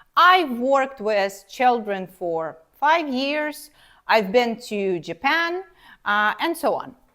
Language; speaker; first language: English; non-native, fluent; Ukrainian